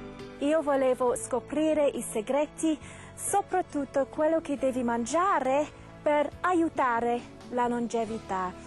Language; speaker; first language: Italian; non-native, fluent; English